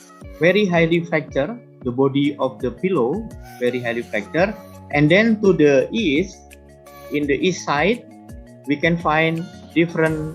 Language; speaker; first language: English; non-native, fluent; Indonesian